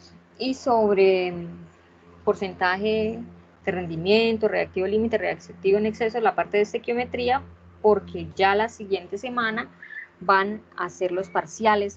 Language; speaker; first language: Spanish; native; Spanish